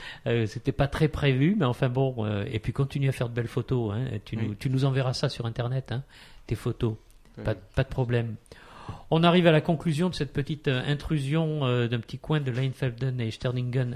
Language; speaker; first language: French; native; French